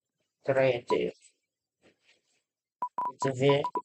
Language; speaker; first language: Russian; non-native, learner; English